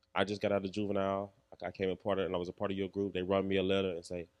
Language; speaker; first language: English; native; English